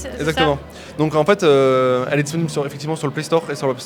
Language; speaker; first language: French; native; French